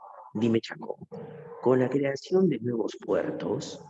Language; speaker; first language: Spanish; native; Spanish